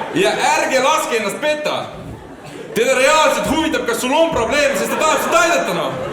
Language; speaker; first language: Estonian; non-native, local second language; Russian